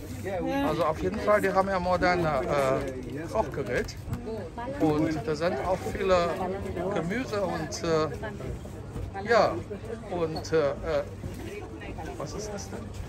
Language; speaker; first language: German; non-native, fluent; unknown